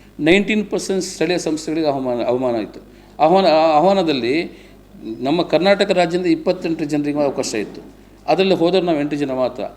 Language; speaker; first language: Kannada; non-native, local second language; Urdu